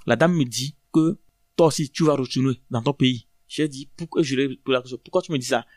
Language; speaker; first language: French; non-native, local second language; Ewe